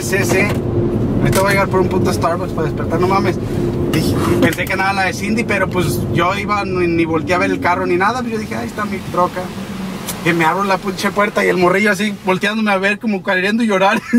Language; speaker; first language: Spanish; early bilingual, heritage; Spanish